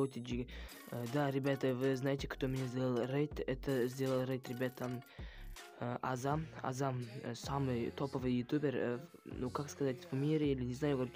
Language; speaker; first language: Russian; non-native, local second language; Kazakh